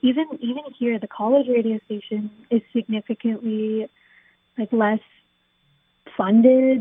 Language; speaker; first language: English; native; English